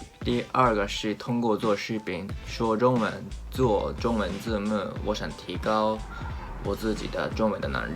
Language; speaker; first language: Chinese; non-native, learner; Japanese